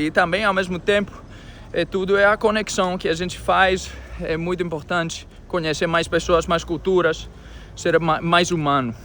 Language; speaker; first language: Portuguese; non-native, fluent; Greek